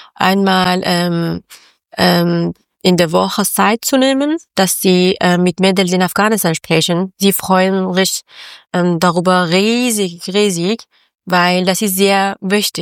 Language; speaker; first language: German; non-native, learner; Persian